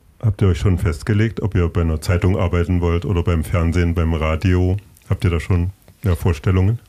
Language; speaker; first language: German; native; German